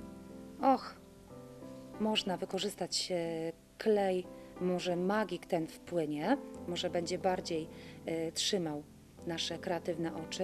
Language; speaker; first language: Polish; native; Polish